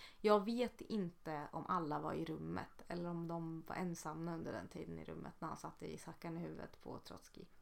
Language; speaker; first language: Swedish; native; Swedish